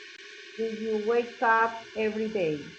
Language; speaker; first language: English; non-native, fluent; Spanish